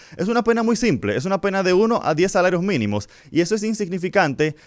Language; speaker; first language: Spanish; native; Spanish